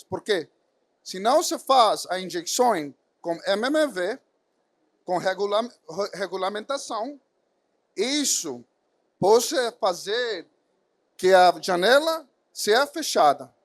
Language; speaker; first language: Portuguese; non-native, fluent; Spanish